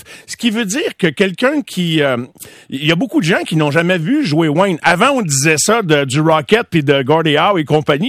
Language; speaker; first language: French; native; French